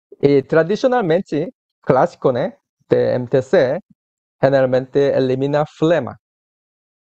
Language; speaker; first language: Spanish; non-native, learner; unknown